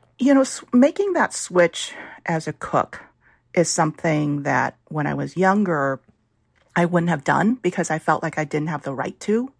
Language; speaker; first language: English; early bilingual, other home language; Vietnamese